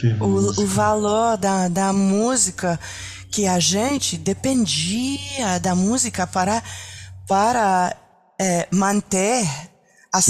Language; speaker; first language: Portuguese; non-native, learner; French